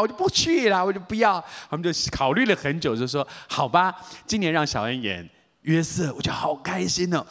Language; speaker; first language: Chinese; native; Chinese